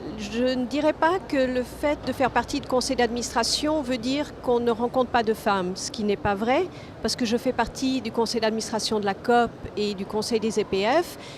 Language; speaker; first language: French; non-native, fluent; English